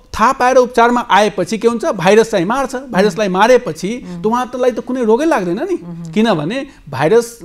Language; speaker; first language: Nepali; non-native, local second language; Maithili